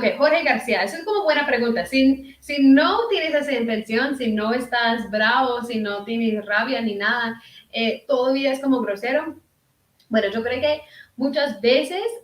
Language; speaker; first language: Spanish; early bilingual, heritage; Spanish